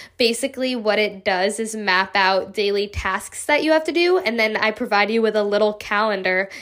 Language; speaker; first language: English; native; English